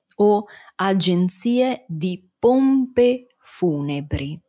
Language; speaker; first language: Italian; native; Italian